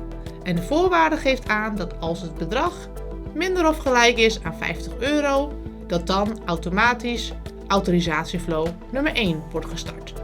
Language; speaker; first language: Dutch; native; Dutch